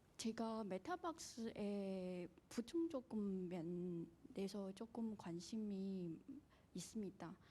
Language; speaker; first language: Korean; non-native, fluent; Chinese